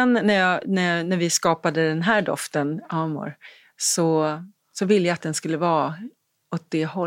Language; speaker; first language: Swedish; native; Swedish